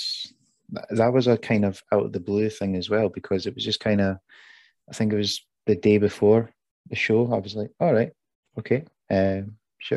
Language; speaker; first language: English; native; English